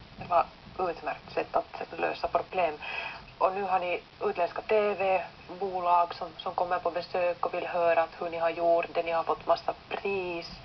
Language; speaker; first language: Swedish; non-native, local second language; Finnish